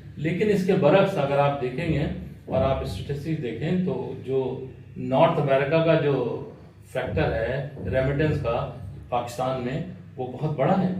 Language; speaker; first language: Urdu; native; Urdu